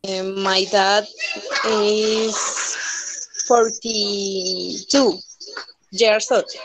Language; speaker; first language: English; non-native, learner; Spanish